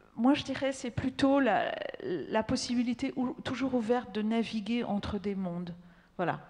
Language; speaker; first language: French; native; French